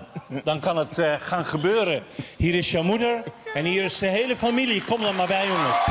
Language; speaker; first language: Dutch; native; Dutch